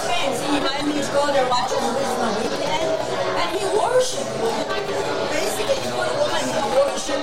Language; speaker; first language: English; non-native, learner; Chinese